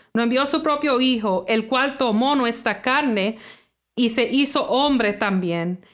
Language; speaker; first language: Spanish; early bilingual, heritage; English